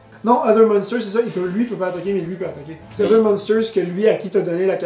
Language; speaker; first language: French; native; French